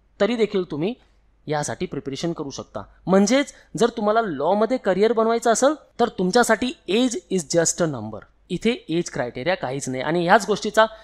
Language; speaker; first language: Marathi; non-native, local second language; Hindi